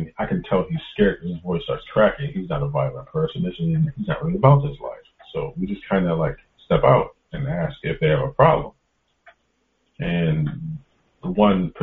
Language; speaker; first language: English; native; English